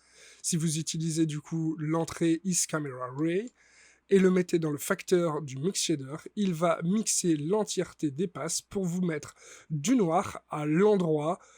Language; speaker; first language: French; native; French